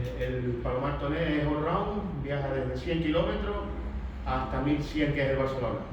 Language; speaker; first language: Spanish; native; Spanish